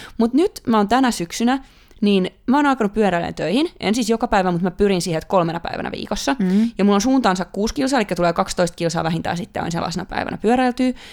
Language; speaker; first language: Finnish; native; Finnish